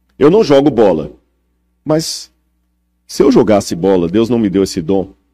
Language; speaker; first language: Portuguese; native; Portuguese